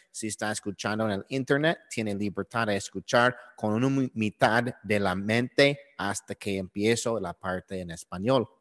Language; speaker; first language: Spanish; non-native, learner; English